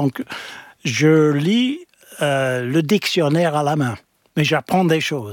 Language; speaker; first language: French; non-native, fluent; English